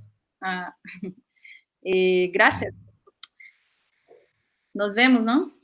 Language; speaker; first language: Spanish; non-native, fluent; Portuguese